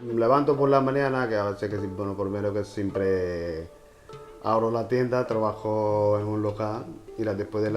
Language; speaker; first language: Spanish; non-native, learner; Punjabi